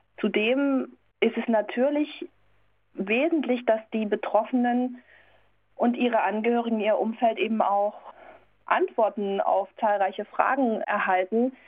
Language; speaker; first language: German; native; German